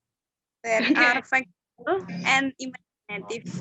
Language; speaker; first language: English; non-native, learner; Indonesian